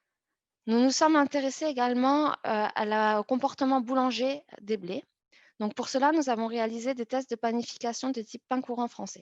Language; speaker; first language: French; native; French